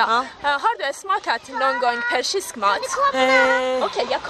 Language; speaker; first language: Swedish; non-native, learner; Persian